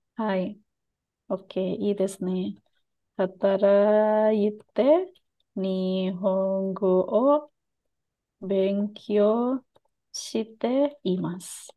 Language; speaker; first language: Japanese; non-native, fluent; Indonesian